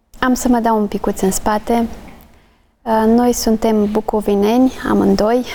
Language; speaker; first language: Romanian; native; Romanian